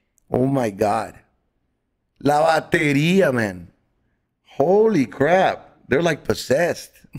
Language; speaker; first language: English; non-native, fluent; Spanish